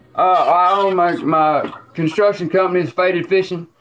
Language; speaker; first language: English; native; English